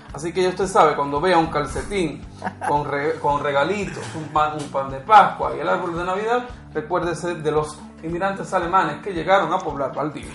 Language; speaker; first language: Spanish; native; Spanish